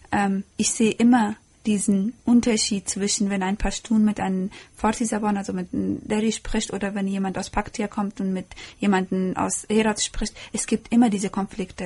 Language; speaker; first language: German; non-native, fluent; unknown